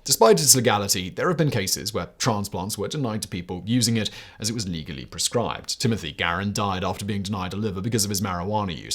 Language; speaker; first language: English; native; English